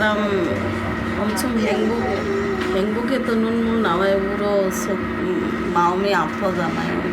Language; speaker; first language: Korean; non-native, local second language; Bangla